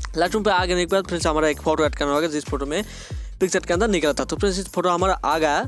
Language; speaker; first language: Hindi; non-native, local second language; Bangla